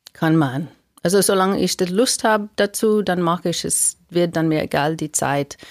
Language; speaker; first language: German; non-native, fluent; English